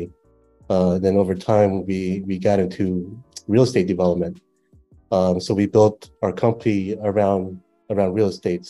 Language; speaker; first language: English; native; English